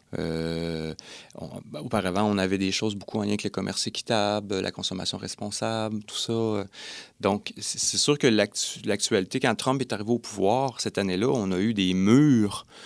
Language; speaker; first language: French; native; French